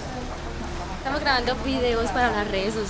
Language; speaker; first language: Spanish; native; Spanish